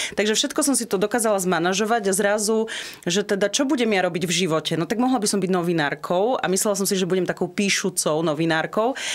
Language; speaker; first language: Slovak; non-native, local second language; Rusyn